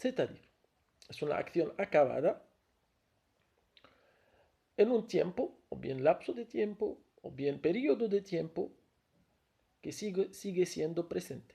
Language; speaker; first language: Spanish; non-native, fluent; Arabic